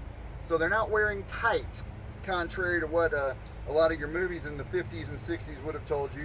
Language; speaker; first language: English; native; English